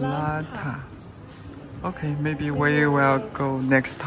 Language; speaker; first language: English; non-native, learner; Chinese